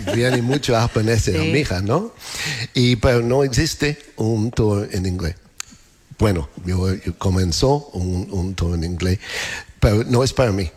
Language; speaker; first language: Spanish; non-native, learner; English